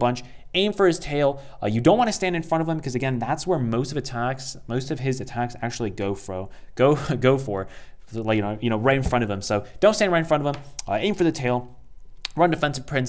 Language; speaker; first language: English; native; English